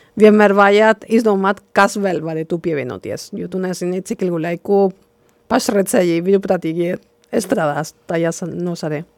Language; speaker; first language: Latvian; non-native, fluent; Spanish